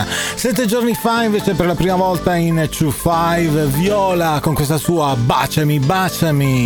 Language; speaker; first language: Italian; native; Italian